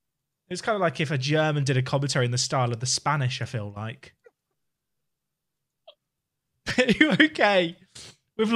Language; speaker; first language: English; native; English